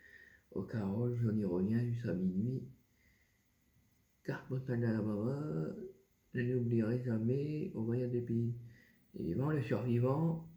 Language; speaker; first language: French; native; French